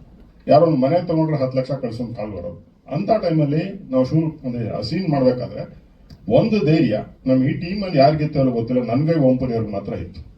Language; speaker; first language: Kannada; native; Kannada